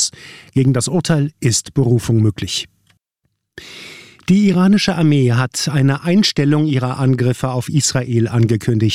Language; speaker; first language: German; native; German